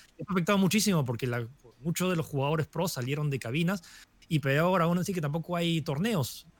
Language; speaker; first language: Spanish; early bilingual, other home language; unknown